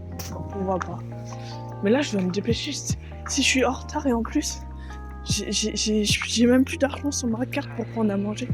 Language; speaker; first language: French; native; French